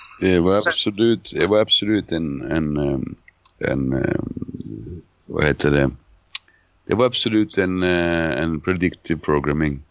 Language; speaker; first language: Swedish; non-native, fluent; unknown